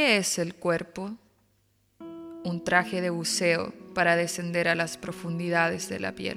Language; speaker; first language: English; non-native, fluent; Spanish